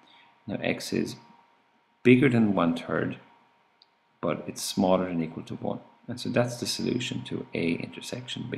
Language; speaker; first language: English; native; English